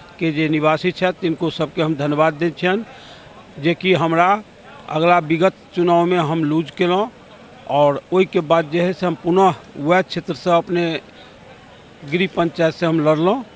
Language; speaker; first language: Maithili; native; Maithili